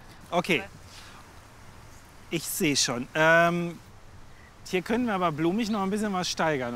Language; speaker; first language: German; native; German